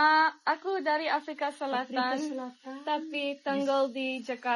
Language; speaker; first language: Indonesian; non-native, learner; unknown